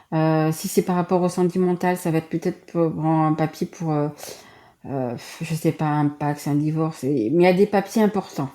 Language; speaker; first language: French; native; French